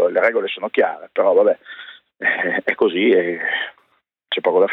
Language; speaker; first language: Italian; native; Italian